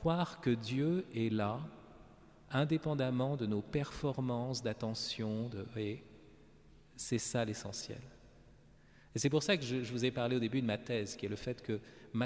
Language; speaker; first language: French; native; French